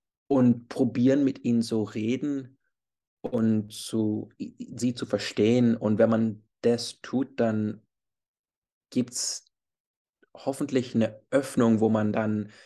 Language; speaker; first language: German; early bilingual, heritage; English